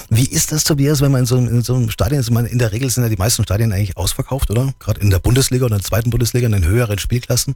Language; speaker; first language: German; native; German